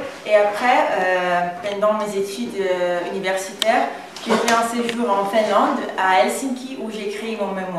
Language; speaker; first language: French; non-native, fluent; Italian